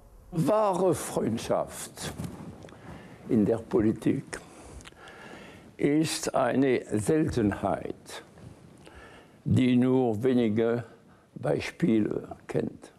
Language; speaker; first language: German; non-native, fluent; French